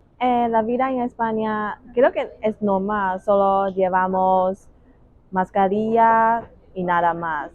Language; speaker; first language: Spanish; non-native, learner; Chinese